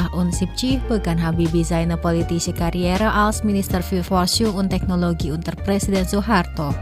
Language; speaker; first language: German; non-native, fluent; Indonesian